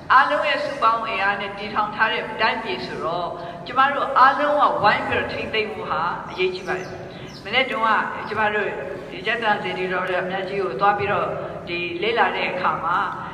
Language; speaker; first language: Burmese; native; Burmese